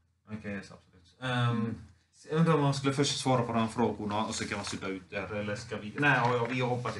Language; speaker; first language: Swedish; non-native, fluent; Finnish